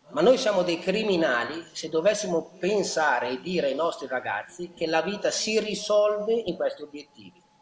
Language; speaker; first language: Italian; native; Italian